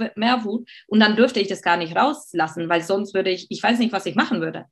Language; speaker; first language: German; non-native, fluent; Slovak